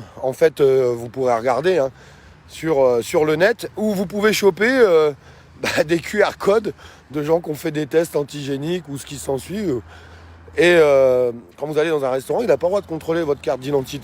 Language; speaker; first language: French; native; French